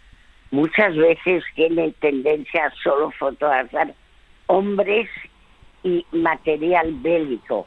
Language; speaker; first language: Spanish; early bilingual, other home language; French